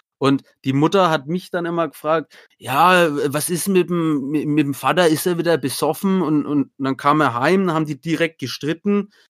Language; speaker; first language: German; native; German